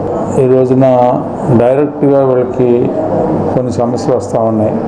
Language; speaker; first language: Telugu; native; Telugu